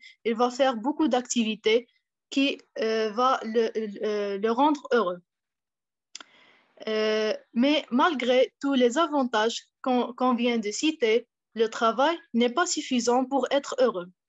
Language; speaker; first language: French; non-native, fluent; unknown